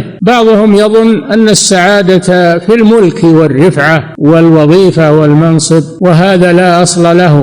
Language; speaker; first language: Arabic; native; Arabic